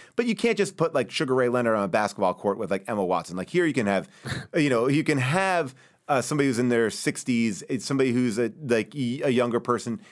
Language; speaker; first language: English; native; English